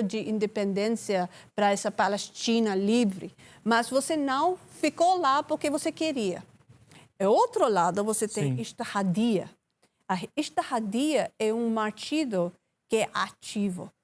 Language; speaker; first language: Portuguese; non-native, learner; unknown